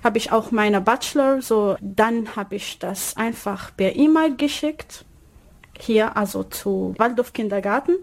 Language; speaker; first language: German; non-native, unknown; Arabic